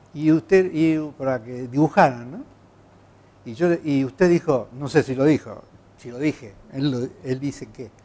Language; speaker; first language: Spanish; native; Spanish